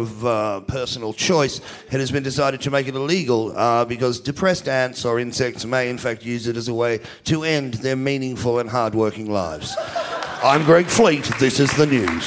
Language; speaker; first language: English; native; English